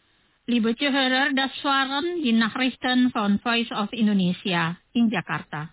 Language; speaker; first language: German; non-native, fluent; Indonesian